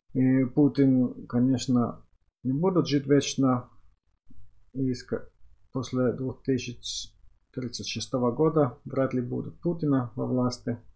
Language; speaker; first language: Russian; non-native, fluent; Finnish